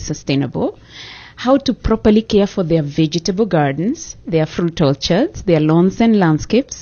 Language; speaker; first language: English; non-native, local second language; Kikuyu